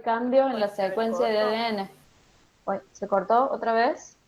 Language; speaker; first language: Spanish; native; Spanish